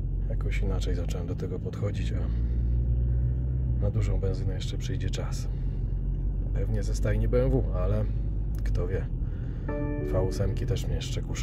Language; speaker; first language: Polish; native; Polish